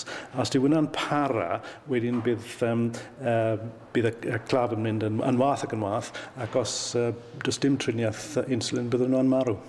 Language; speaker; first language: Welsh; native; Welsh